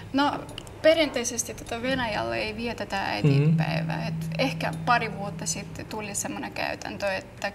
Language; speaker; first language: Finnish; non-native, fluent; Russian